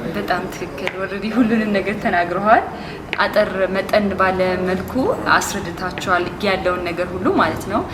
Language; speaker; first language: Amharic; early bilingual, heritage; Amharic